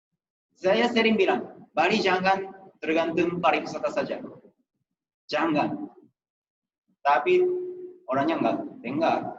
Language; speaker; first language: Indonesian; non-native, fluent; Japanese